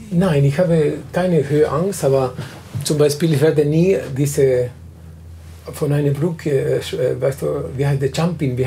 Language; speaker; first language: German; non-native, fluent; Spanish